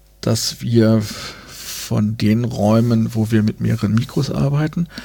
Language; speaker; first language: German; native; German